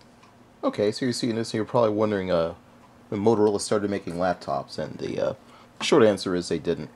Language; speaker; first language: English; native; English